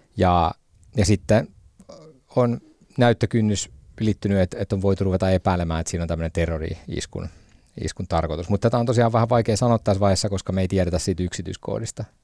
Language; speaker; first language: Finnish; native; Finnish